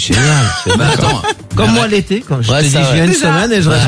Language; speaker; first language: French; native; French